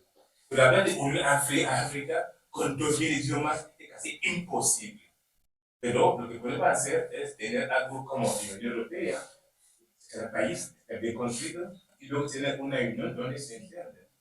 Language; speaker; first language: Spanish; non-native, learner; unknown